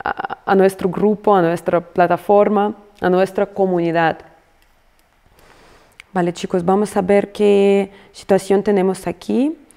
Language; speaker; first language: Spanish; non-native, fluent; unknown